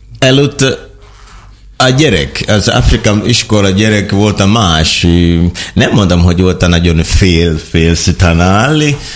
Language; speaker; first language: Hungarian; non-native, learner; Swahili